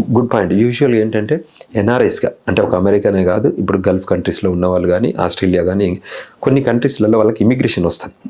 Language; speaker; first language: Telugu; native; Telugu